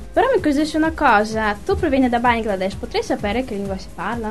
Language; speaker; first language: Italian; native; Italian